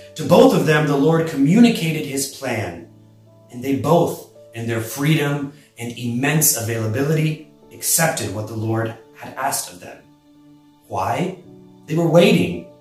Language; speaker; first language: English; native; English